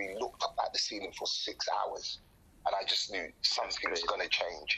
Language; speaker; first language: English; native; English